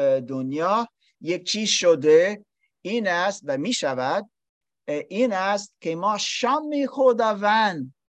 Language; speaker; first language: Persian; non-native, learner; English